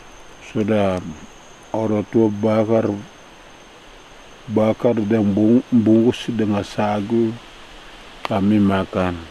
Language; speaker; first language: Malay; non-native, local second language; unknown